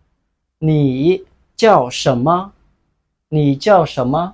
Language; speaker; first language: Chinese; non-native, fluent; Khmer